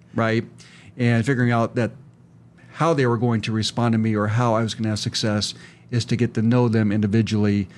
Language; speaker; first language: English; native; English